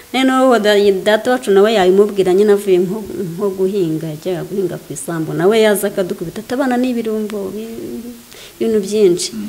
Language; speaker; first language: Kinyarwanda; native; Kinyarwanda